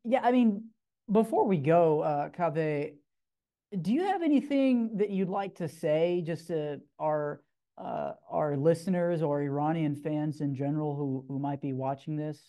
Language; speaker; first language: English; native; English